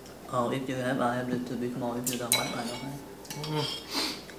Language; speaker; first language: English; non-native, learner; Vietnamese